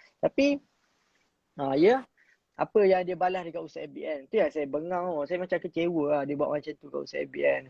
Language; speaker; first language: Malay; native; Malay